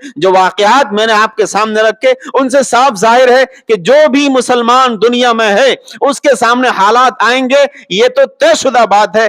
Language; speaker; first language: Urdu; native; Urdu